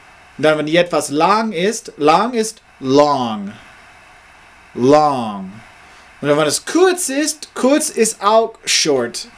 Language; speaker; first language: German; non-native, learner; English